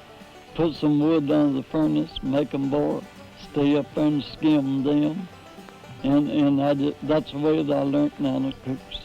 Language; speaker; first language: English; native; English